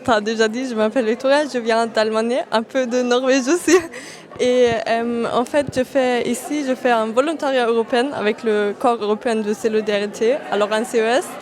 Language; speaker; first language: French; non-native, fluent; German